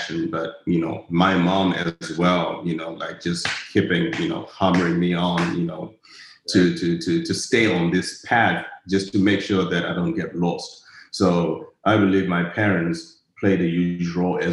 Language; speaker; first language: English; non-native, local second language; Shona